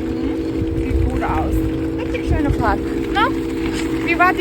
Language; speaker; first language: German; non-native, fluent; Mongolian